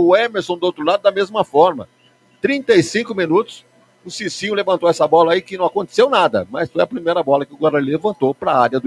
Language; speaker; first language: Portuguese; native; Portuguese